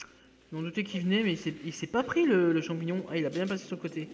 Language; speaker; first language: French; native; French